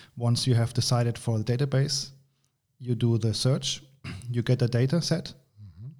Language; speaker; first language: English; non-native, fluent; German